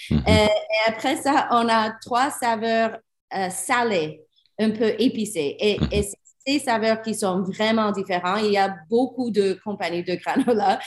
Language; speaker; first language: French; non-native, learner; English